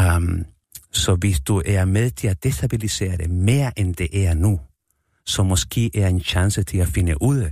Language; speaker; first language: Danish; non-native, fluent; Spanish